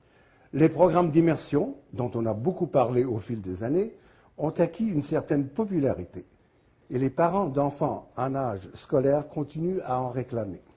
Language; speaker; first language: French; native; French